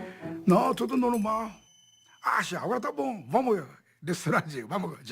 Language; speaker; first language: Portuguese; non-native, learner; Japanese